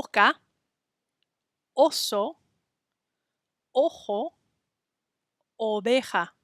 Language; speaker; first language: Spanish; non-native, fluent; English